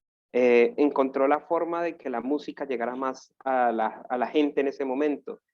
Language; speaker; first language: Spanish; native; Spanish